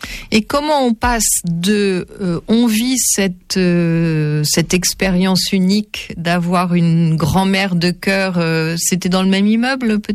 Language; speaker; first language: French; native; French